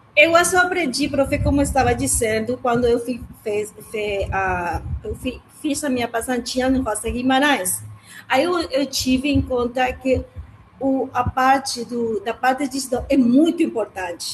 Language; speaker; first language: Portuguese; non-native, learner; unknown